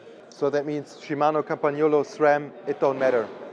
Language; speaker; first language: English; non-native, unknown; German